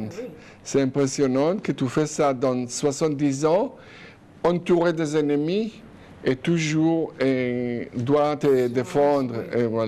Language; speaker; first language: French; non-native, fluent; Hebrew